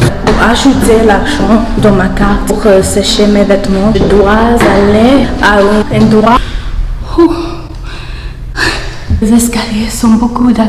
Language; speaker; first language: French; non-native, learner; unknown